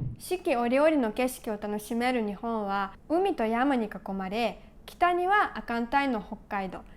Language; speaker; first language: Japanese; non-native, fluent; Ukrainian